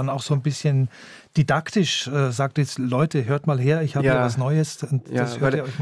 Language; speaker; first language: German; native; German